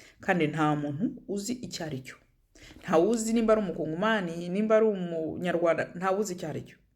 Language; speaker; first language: Kinyarwanda; native; Kinyarwanda